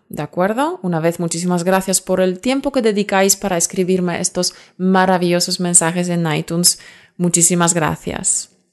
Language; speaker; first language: Spanish; non-native, fluent; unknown